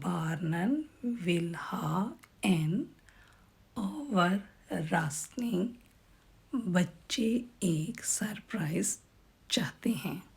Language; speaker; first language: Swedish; non-native, fluent; Urdu